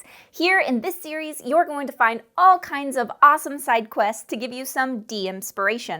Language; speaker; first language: English; native; English